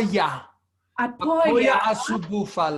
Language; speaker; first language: Spanish; non-native, fluent; English